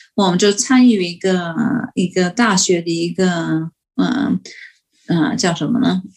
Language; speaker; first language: Chinese; non-native, fluent; English